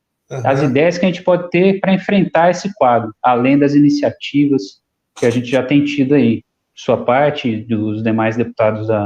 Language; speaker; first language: Portuguese; native; Portuguese